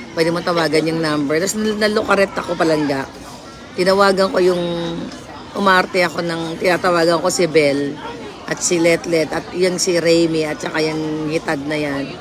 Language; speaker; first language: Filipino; non-native, local second language; Cebuano